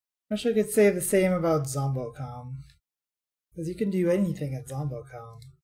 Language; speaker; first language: English; native; English